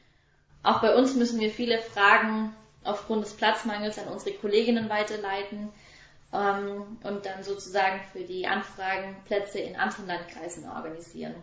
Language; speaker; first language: German; native; German